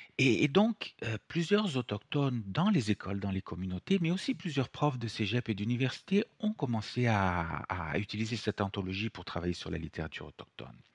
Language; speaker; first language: French; non-native, fluent; Italian